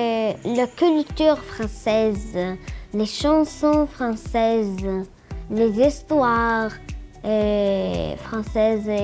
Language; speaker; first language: French; non-native, learner; Greek